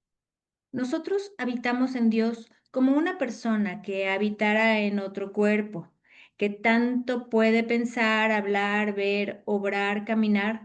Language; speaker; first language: Spanish; native; Spanish